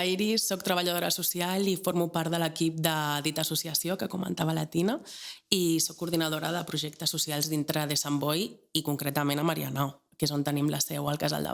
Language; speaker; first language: Catalan; native; Catalan